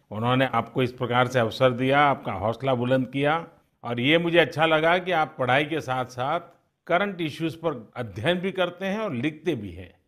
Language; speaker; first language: Hindi; non-native, local second language; Gujarati